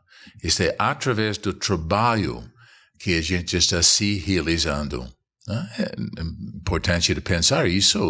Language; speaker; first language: Portuguese; non-native, fluent; English